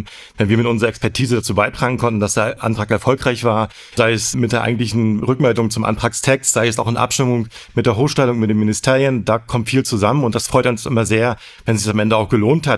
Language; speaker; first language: German; native; German